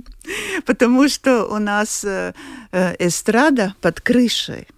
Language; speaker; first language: Russian; non-native, local second language; Latvian